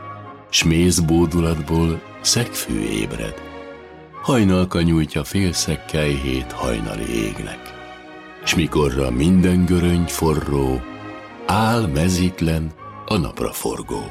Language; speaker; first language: Hungarian; native; Hungarian